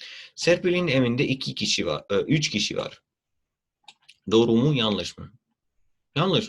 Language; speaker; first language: Turkish; non-native, fluent; Urdu